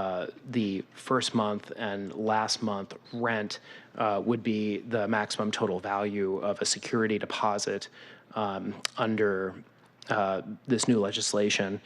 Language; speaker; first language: English; native; English